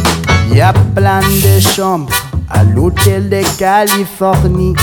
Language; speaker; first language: French; non-native, learner; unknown